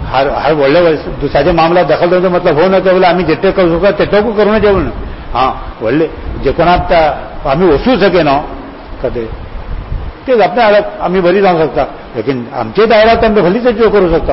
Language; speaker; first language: Marathi; non-native, local second language; Urdu